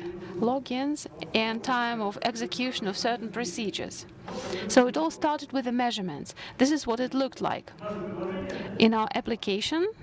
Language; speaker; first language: English; non-native, fluent; Russian